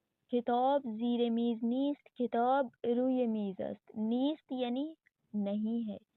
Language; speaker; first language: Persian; non-native, fluent; Urdu